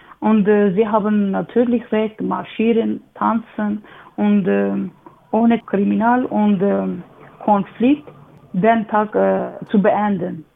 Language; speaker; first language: German; non-native, learner; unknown